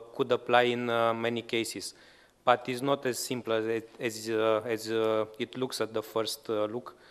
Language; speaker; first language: English; non-native, fluent; Romanian